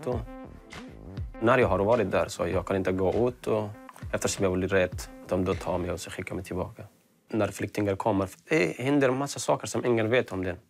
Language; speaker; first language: Swedish; non-native, learner; Persian